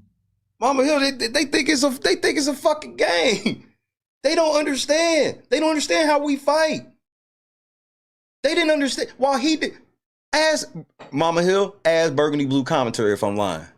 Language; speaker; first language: English; native; English